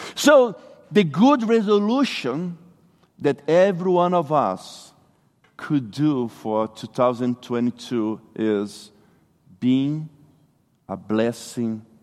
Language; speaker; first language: English; non-native, fluent; Portuguese